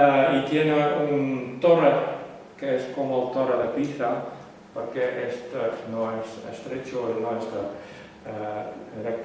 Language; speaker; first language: Spanish; non-native, learner; Western Frisian